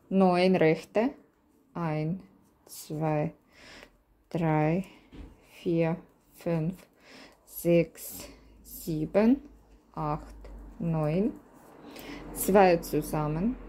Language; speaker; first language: German; non-native, learner; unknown